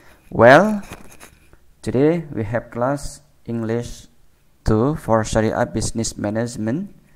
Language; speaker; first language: English; non-native, fluent; Indonesian